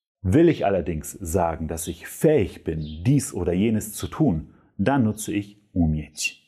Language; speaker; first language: German; non-native, fluent; Polish